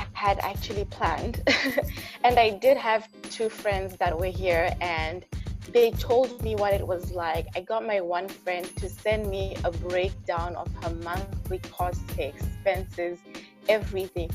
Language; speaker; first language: English; non-native, local second language; Shona